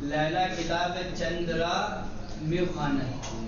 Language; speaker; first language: Persian; non-native, learner; Urdu